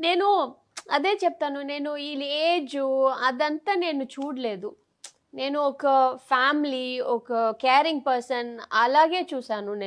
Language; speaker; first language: Telugu; non-native, fluent; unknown